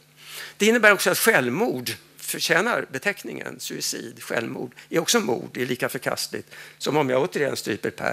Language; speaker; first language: Swedish; native; Swedish